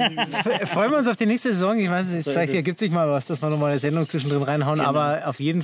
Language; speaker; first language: German; native; German